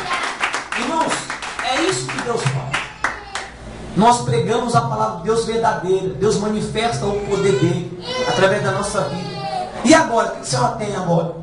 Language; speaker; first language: Portuguese; native; Portuguese